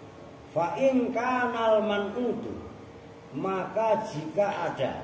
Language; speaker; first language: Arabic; non-native, fluent; Indonesian